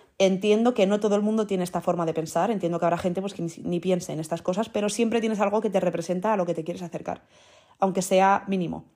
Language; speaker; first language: Spanish; early bilingual, other home language; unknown